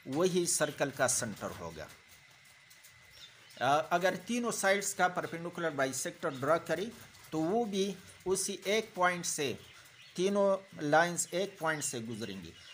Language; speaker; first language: Urdu; non-native, local second language; Pashto